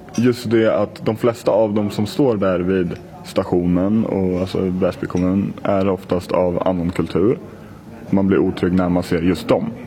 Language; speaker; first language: Swedish; native; Swedish